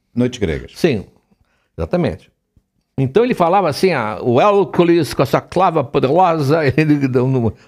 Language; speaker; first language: Portuguese; native; Portuguese